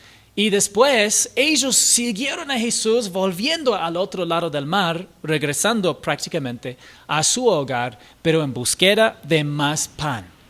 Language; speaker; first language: Spanish; non-native, fluent; English